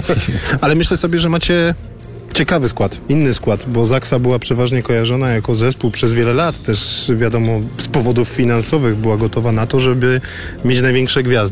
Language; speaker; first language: Polish; native; Polish